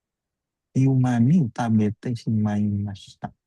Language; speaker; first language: Japanese; non-native, learner; Indonesian